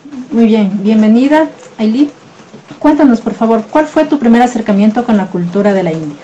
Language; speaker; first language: Spanish; native; Spanish